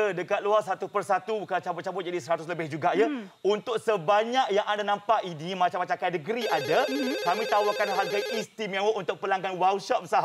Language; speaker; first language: Malay; native; Malay